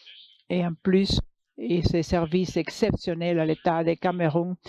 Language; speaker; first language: French; non-native, learner; English